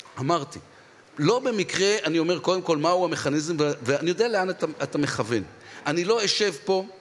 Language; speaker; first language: Hebrew; native; Hebrew